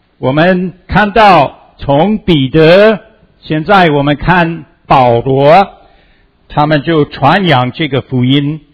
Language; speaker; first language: Chinese; early bilingual, heritage; Chinese